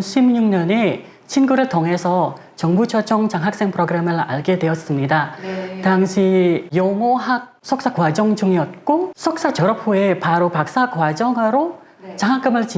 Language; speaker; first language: Korean; non-native, fluent; Indonesian